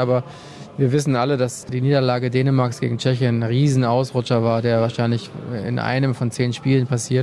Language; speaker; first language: German; native; German